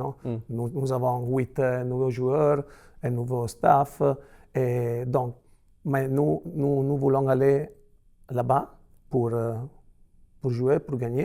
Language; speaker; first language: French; non-native, fluent; Italian